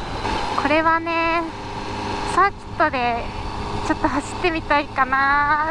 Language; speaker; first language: Japanese; native; Japanese